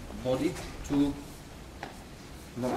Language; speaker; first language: English; non-native, learner; German